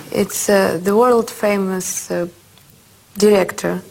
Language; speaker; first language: English; non-native, learner; Russian